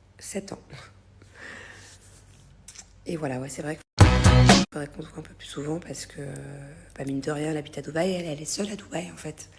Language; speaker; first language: French; native; French